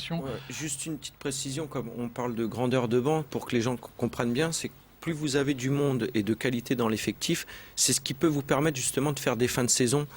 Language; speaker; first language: French; native; French